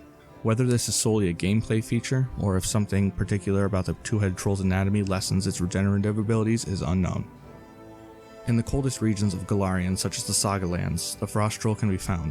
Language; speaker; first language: English; native; English